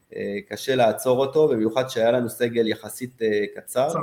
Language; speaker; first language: Hebrew; non-native, fluent; French